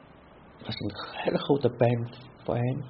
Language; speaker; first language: Dutch; non-native, fluent; Vietnamese